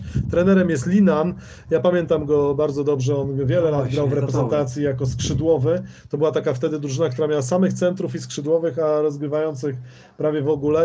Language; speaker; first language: Polish; native; Polish